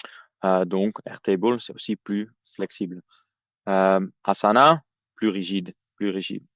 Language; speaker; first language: French; non-native, fluent; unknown